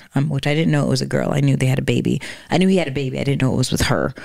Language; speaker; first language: English; native; English